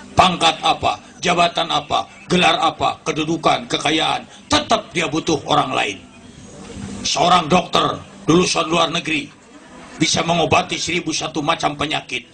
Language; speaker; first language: Indonesian; non-native, local second language; Sundanese